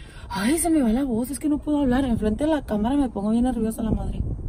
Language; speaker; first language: Spanish; early bilingual, heritage; Spanish